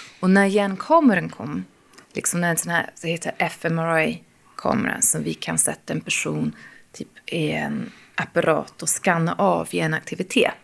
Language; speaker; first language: Swedish; non-native, fluent; English